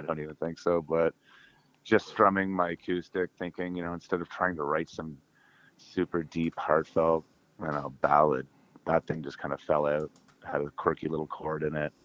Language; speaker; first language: English; native; English